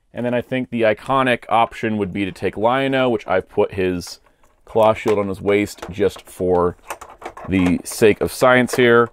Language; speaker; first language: English; native; English